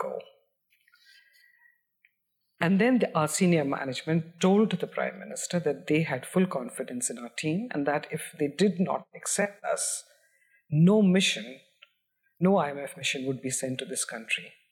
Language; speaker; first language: English; non-native, local second language; Hindi